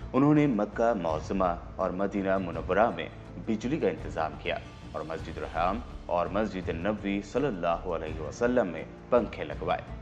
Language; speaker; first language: Urdu; native; Urdu